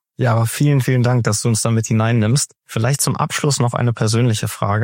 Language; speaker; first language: German; native; German